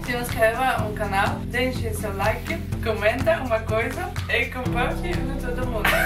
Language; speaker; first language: Portuguese; non-native, learner; Polish